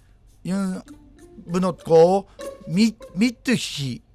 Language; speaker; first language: Filipino; non-native, learner; Japanese